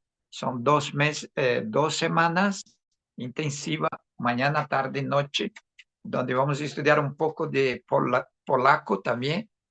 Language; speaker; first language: Spanish; non-native, fluent; Portuguese